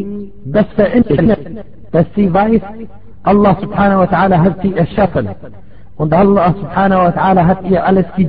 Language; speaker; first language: German; non-native, fluent; Arabic